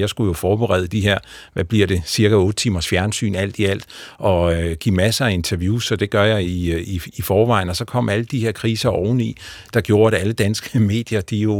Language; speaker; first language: Danish; native; Danish